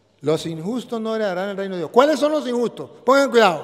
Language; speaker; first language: Spanish; native; Spanish